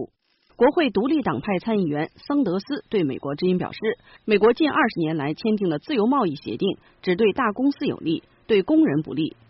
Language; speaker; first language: Chinese; native; Chinese